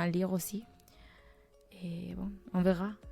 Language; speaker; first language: French; non-native, fluent; Spanish